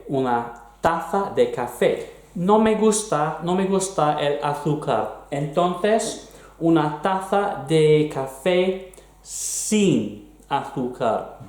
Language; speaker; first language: Spanish; non-native, fluent; English